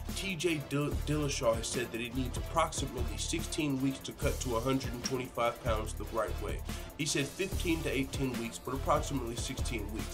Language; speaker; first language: English; native; English